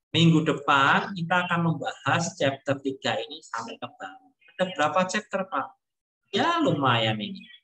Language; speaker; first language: Indonesian; native; Indonesian